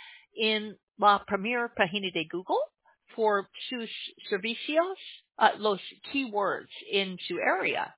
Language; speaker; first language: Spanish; non-native, learner; English